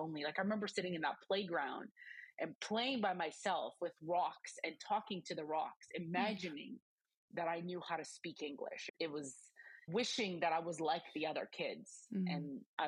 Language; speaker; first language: English; early bilingual, other home language; Croatian